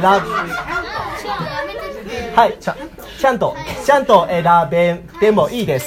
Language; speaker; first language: Japanese; non-native, learner; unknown